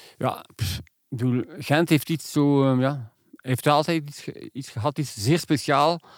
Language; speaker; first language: Dutch; non-native, local second language; French